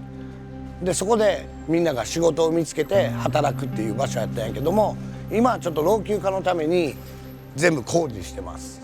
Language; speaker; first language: Japanese; native; Japanese